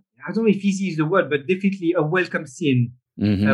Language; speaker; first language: English; non-native, fluent; French